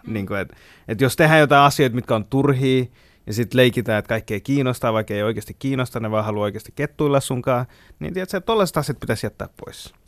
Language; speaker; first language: Finnish; early bilingual, other home language; Bangla